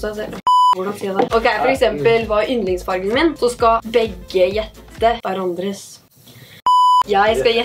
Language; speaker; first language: Norwegian; native; Norwegian